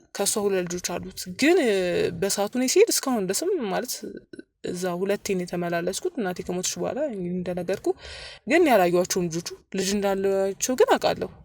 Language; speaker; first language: Amharic; native; Amharic